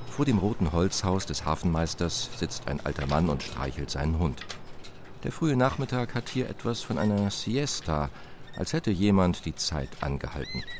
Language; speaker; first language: German; native; German